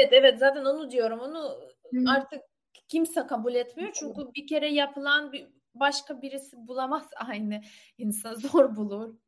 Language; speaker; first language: Turkish; non-native, learner; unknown